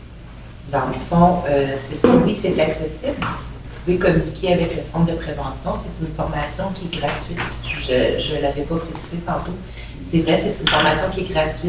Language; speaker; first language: French; native; French